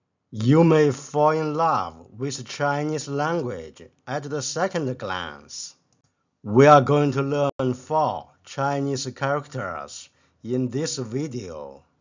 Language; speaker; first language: English; non-native, fluent; Chinese